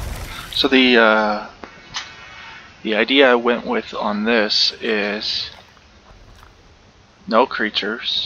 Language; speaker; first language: English; native; English